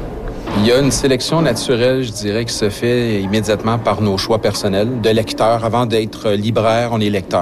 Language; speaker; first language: French; native; French